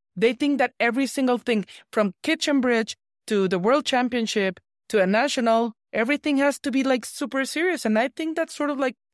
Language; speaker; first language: English; non-native, fluent; Spanish